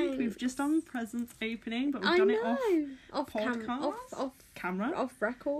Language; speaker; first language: English; native; English